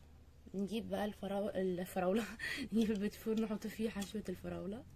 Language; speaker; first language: Arabic; native; Arabic